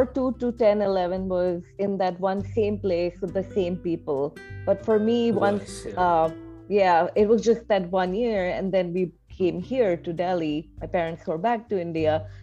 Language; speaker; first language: English; non-native, local second language; Hindi